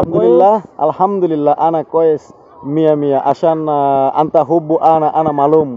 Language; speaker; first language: Arabic; non-native, learner; Bangla